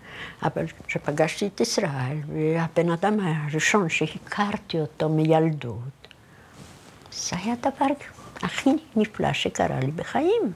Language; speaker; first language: Hebrew; non-native, fluent; Polish